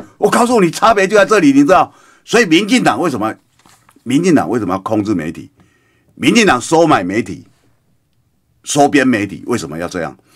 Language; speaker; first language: Chinese; native; Chinese